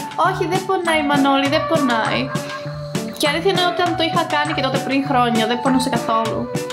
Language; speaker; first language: Greek; early bilingual, other home language; Czech